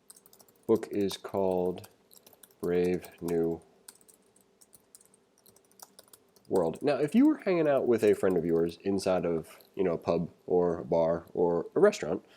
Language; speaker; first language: English; native; English